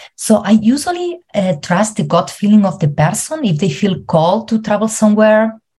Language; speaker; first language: English; non-native, fluent; Spanish